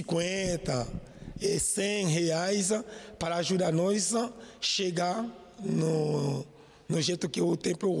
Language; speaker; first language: Portuguese; non-native, learner; Haitian Creole